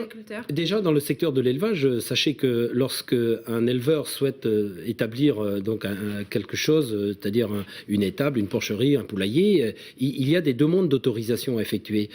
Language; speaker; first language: French; native; French